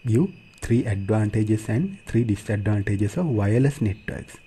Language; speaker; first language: English; non-native, local second language; Sinhala